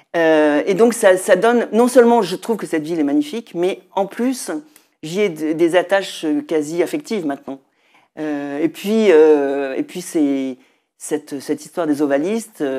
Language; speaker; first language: French; native; French